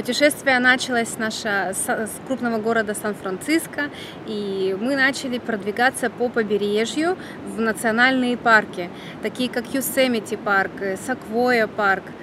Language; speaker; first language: Russian; native; Russian